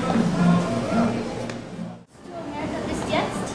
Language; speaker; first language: German; non-native, learner; English